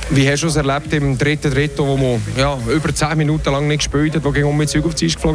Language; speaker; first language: German; native; German